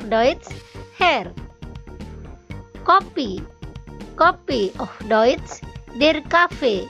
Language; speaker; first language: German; non-native, fluent; Indonesian